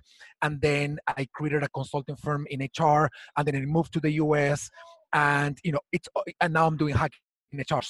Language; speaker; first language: English; non-native, fluent; Spanish